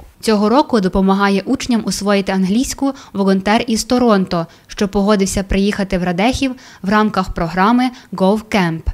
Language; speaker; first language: Ukrainian; native; Ukrainian